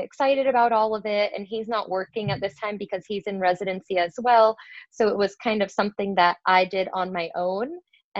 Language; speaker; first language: English; native; English